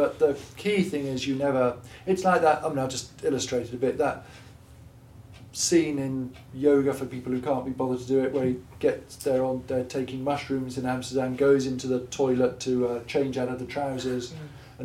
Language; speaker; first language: English; native; English